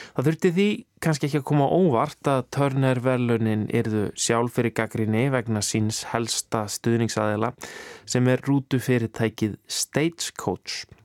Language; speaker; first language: Icelandic; native; Icelandic